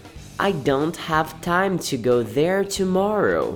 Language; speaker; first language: English; non-native, fluent; Portuguese